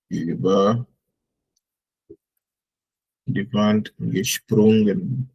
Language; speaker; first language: German; non-native, fluent; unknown